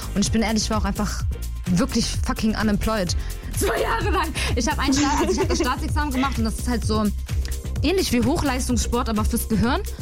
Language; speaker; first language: German; native; German